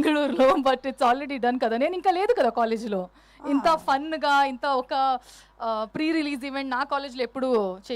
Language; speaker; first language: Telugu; non-native, learner; Kannada